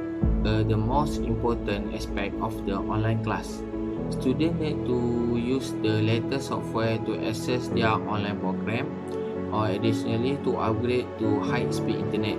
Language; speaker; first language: English; non-native, local second language; Malay